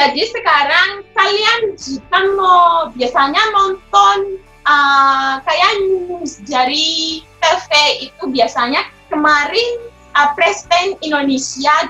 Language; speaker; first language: Indonesian; non-native, fluent; Shona